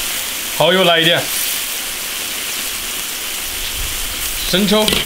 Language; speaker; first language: Chinese; native; Chinese